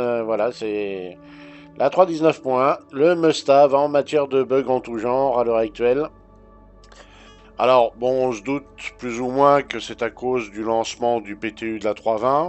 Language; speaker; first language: French; native; French